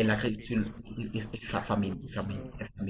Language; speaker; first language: French; non-native, fluent; Portuguese